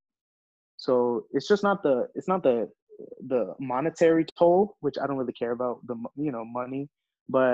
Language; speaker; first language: English; early bilingual, other home language; Hindi